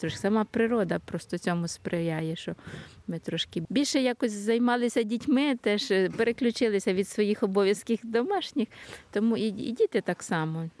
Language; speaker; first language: Ukrainian; native; Ukrainian